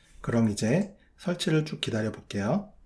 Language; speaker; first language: Korean; native; Korean